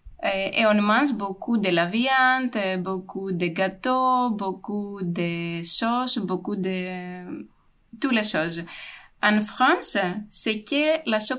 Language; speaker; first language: French; non-native, fluent; Greek